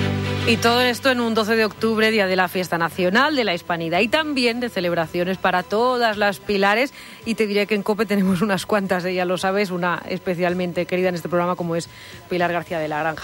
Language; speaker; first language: Spanish; native; Spanish